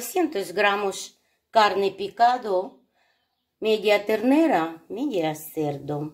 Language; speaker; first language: Spanish; non-native, learner; Ukrainian